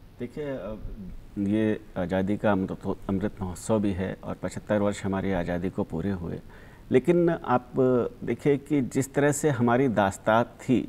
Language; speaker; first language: Hindi; native; Hindi